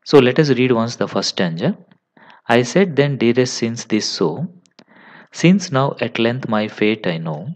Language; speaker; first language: English; non-native, local second language; Telugu